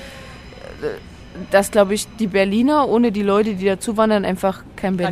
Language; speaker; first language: German; native; German